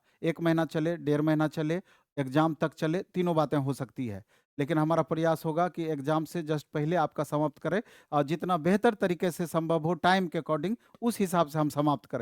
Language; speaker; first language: Hindi; native; Hindi